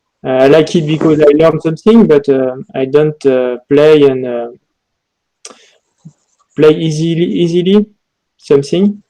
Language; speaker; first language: English; non-native, learner; French